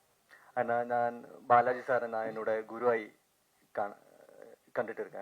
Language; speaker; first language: Tamil; non-native, learner; Malayalam